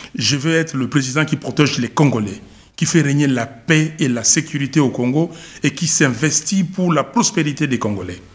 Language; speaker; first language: French; non-native, local second language; Lingala